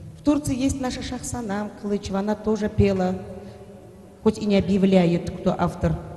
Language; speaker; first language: Russian; non-native, local second language; Uzbek